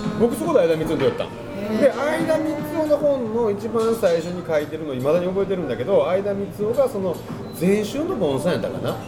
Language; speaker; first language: Japanese; native; Japanese